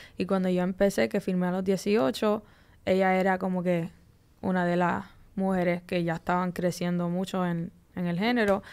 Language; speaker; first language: Spanish; early bilingual, heritage; Spanish